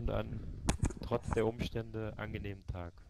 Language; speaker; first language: German; native; German